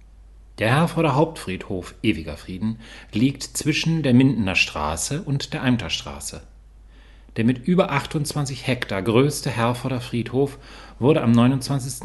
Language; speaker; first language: German; native; German